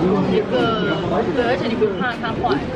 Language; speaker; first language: Chinese; native; Chinese